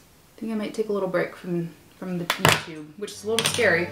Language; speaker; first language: English; native; English